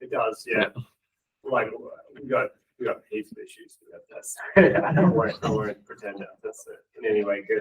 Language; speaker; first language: English; native; English